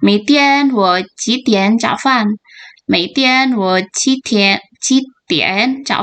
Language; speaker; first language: Chinese; non-native, fluent; Indonesian